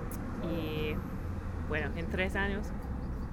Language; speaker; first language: Spanish; non-native, learner; English